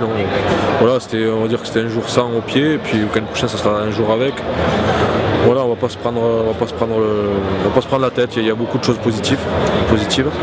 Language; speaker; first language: French; native; French